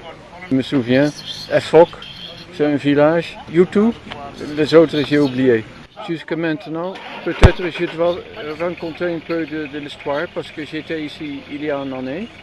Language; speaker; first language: French; non-native, learner; Dutch